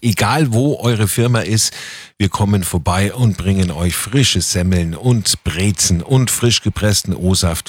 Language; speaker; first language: German; native; German